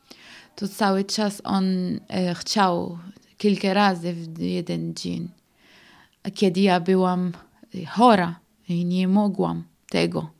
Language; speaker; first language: Polish; non-native, learner; Arabic